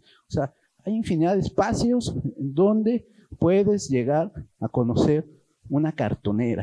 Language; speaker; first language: Spanish; native; Spanish